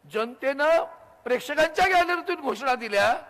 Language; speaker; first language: Hindi; non-native, local second language; Marathi